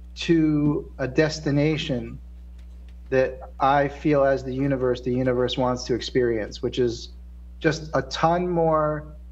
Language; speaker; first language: English; native; English